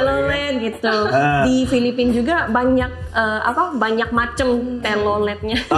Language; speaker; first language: Indonesian; non-native, learner; Filipino